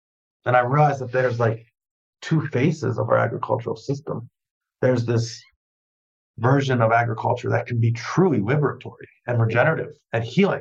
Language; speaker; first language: English; native; English